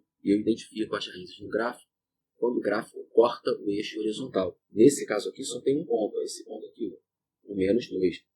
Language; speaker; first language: Portuguese; native; Portuguese